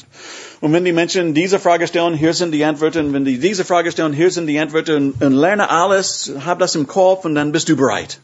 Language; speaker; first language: German; non-native, fluent; English